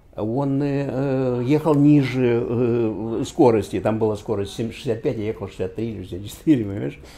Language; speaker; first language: Russian; native; Russian